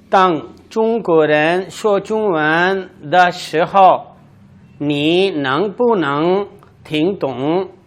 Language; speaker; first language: Chinese; non-native, learner; Urdu